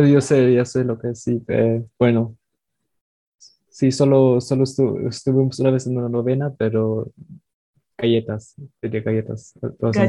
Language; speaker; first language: Spanish; early bilingual, heritage; Spanish